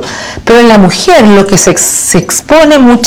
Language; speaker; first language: Spanish; native; Spanish